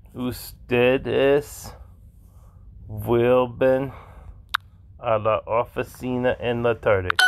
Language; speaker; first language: Spanish; non-native, learner; English